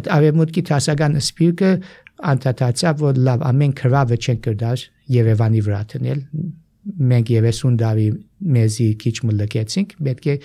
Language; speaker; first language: Armenian; early bilingual, heritage; Armenian